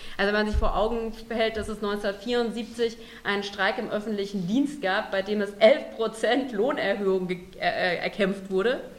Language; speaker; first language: German; native; German